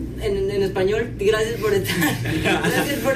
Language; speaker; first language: Spanish; native; Spanish